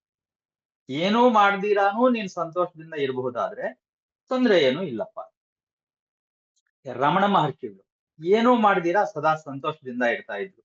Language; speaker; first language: Kannada; native; Kannada